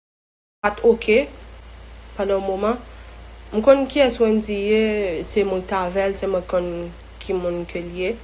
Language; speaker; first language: French; non-native, local second language; Haitian Creole